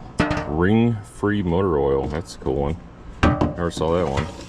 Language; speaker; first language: English; native; English